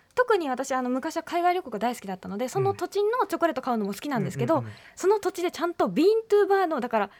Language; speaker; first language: Japanese; native; Japanese